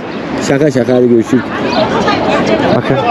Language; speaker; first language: Turkish; native; Turkish